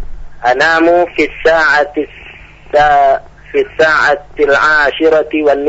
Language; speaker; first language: Arabic; non-native, learner; Indonesian